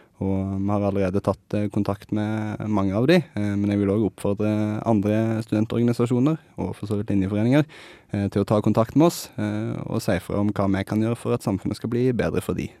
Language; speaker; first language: Norwegian; native; Norwegian